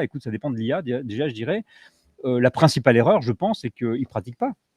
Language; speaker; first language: French; native; French